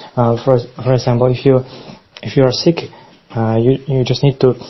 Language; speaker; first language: English; non-native, learner; Russian